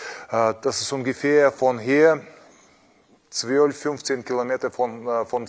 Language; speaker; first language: German; non-native, fluent; Russian